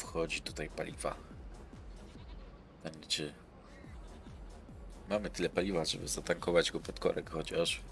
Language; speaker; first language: Polish; native; Polish